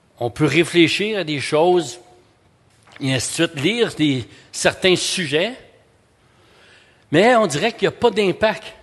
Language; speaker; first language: French; native; French